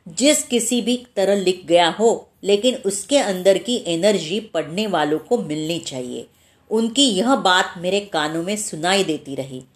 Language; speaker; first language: Hindi; non-native, local second language; Marathi